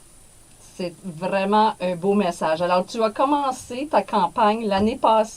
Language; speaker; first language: French; native; French